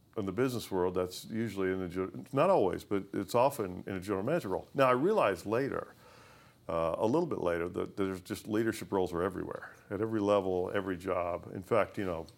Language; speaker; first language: English; native; English